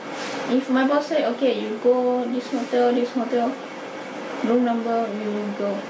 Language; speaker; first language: English; non-native, learner; Thai